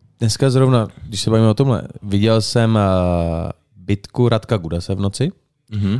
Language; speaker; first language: Czech; native; Czech